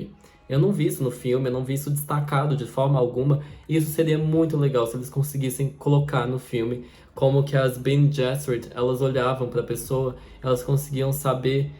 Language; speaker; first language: Portuguese; native; Portuguese